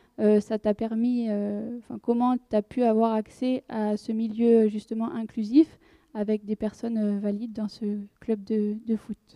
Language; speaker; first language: French; native; French